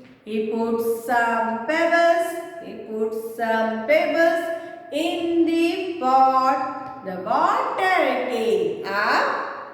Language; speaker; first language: English; non-native, local second language; Hindi